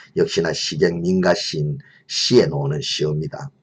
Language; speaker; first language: Korean; native; Korean